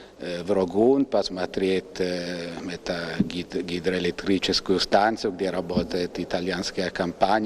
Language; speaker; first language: Russian; non-native, fluent; Italian